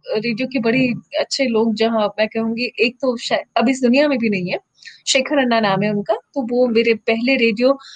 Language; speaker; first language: Hindi; native; Hindi